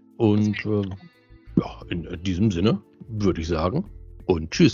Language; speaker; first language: German; native; German